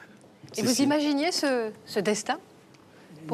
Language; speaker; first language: French; native; French